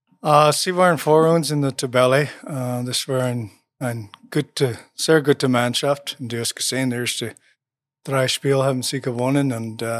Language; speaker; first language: German; non-native, learner; English